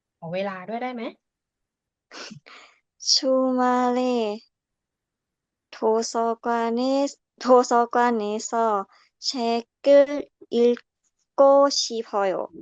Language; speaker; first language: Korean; non-native, learner; Thai